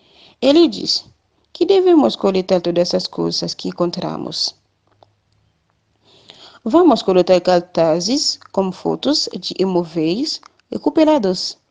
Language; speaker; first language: Portuguese; non-native, learner; Haitian Creole